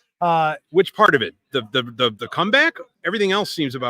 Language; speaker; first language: English; native; English